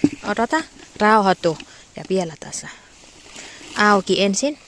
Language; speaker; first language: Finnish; non-native, learner; Thai